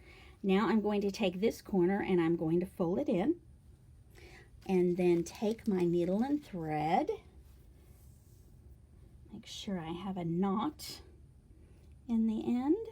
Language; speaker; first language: English; native; English